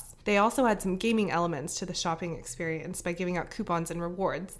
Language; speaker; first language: English; native; English